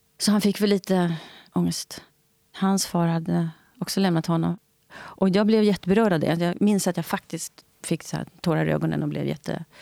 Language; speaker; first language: Swedish; native; Swedish